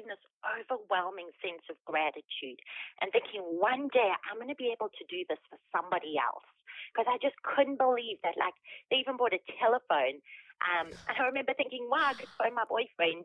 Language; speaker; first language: English; native; English